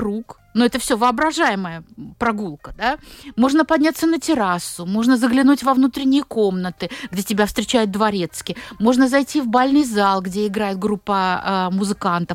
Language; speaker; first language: Russian; native; Russian